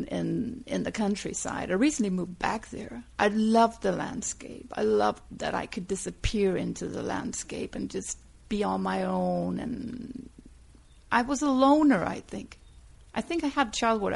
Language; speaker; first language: English; non-native, fluent; Danish